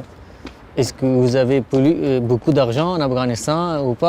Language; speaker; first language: French; non-native, learner; Pashto